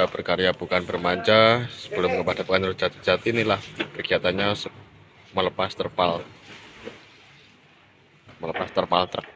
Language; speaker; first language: Indonesian; non-native, local second language; Javanese